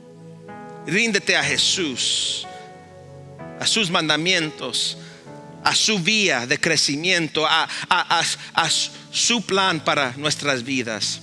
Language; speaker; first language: Spanish; early bilingual, heritage; Spanish